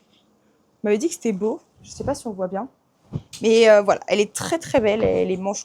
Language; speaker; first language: French; native; French